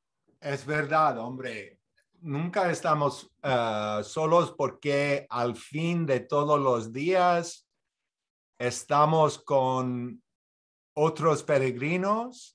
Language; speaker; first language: Spanish; non-native, fluent; English